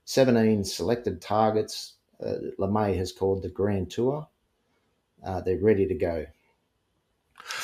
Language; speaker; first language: English; native; English